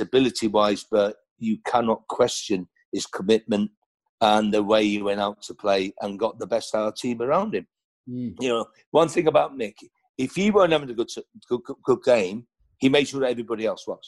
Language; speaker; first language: English; non-native, local second language; Welsh